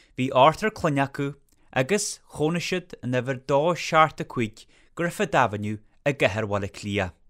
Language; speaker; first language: Irish; native; Irish